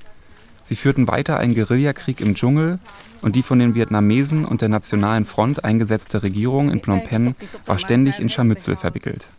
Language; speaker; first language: German; native; German